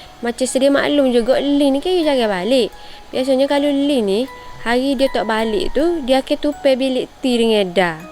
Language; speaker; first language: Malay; native; Malay